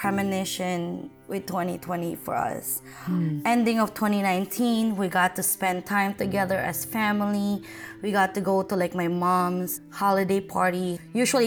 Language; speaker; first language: English; non-native, local second language; Filipino